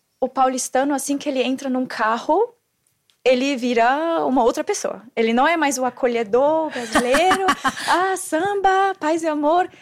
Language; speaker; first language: Portuguese; non-native, fluent; German